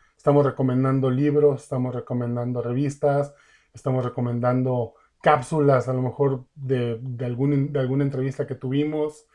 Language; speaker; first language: Spanish; native; Spanish